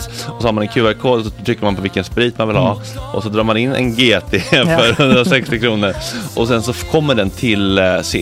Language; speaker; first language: Swedish; native; Swedish